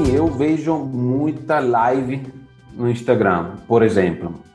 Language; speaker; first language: Portuguese; non-native, fluent; Italian